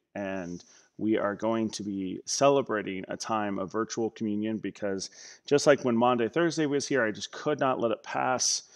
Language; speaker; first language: English; native; English